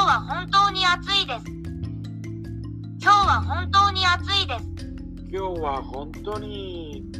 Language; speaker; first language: Japanese; non-native, learner; English